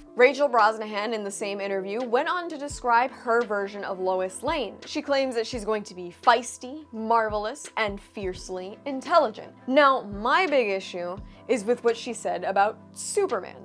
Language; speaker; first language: English; native; English